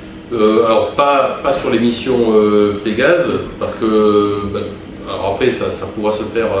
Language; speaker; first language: French; native; French